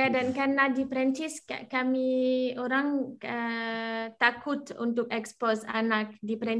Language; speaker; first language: Indonesian; non-native, learner; French